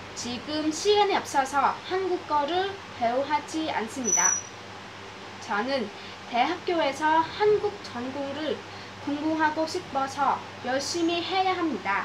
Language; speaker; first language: Korean; non-native, learner; Vietnamese